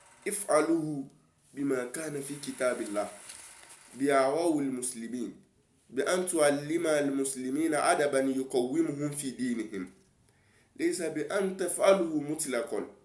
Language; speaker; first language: Arabic; non-native, learner; Yoruba